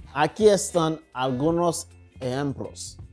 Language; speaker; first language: Spanish; non-native, local second language; Haitian Creole